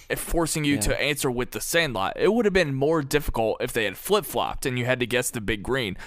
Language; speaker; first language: English; native; English